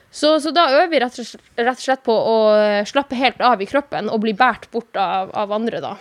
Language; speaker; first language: Norwegian; non-native, local second language; Northern Sami